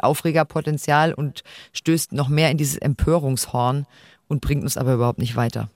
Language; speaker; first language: German; native; German